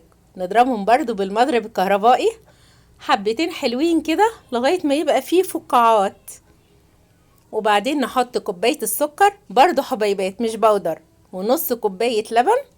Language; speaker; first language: Arabic; native; Arabic